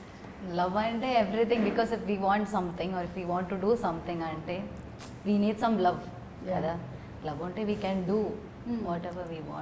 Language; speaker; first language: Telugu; non-native, learner; Malayalam